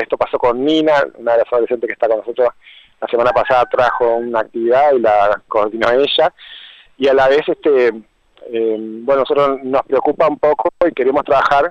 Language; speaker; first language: Spanish; native; Spanish